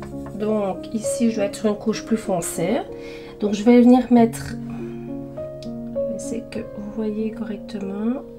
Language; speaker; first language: French; native; French